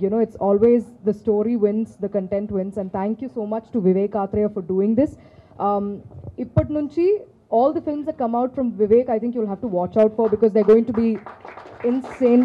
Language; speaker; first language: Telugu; non-native, fluent; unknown